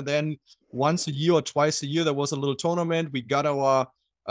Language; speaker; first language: English; non-native, fluent; German